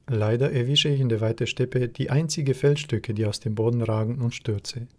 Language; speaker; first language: German; native; German